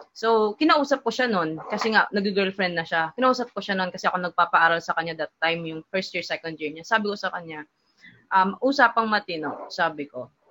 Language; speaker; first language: Filipino; non-native, local second language; Hiligaynon